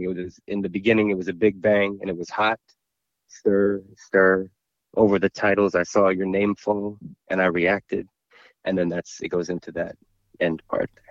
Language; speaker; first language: English; native; English